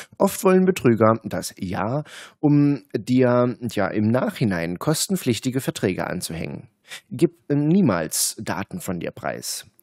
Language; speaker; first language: German; native; German